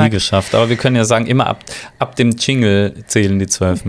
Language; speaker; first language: German; native; German